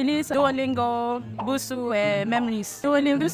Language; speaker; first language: French; non-native, fluent; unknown